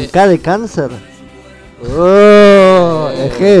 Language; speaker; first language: Spanish; native; Spanish